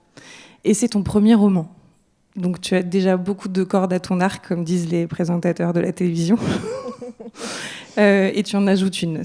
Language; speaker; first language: French; native; French